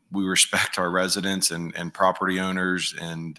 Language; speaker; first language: English; native; English